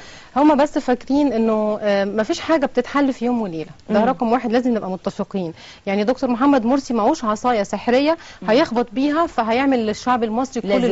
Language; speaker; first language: Arabic; native; Arabic